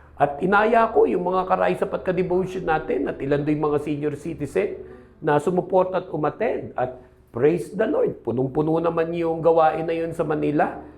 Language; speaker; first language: Filipino; native; Filipino